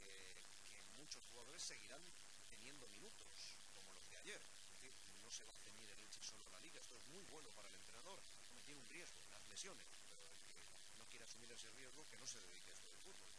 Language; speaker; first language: Spanish; native; Spanish